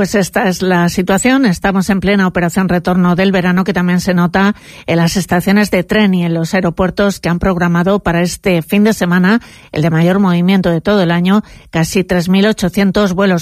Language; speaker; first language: Spanish; native; Spanish